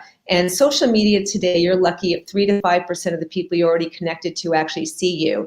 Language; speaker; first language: English; native; English